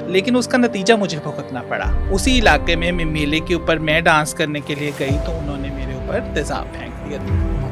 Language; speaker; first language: Urdu; non-native, local second language; Punjabi